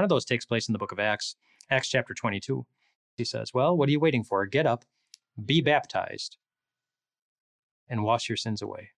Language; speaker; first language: English; native; English